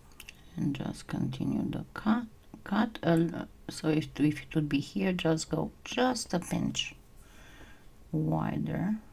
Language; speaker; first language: English; non-native, fluent; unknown